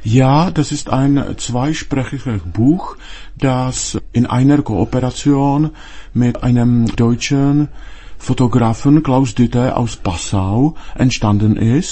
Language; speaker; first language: German; non-native, fluent; Czech